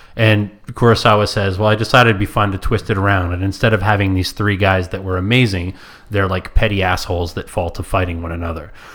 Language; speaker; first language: English; non-native, local second language; French